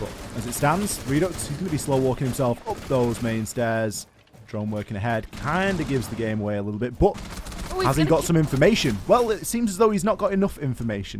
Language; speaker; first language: English; native; English